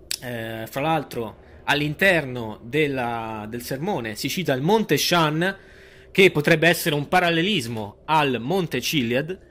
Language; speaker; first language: Italian; native; Italian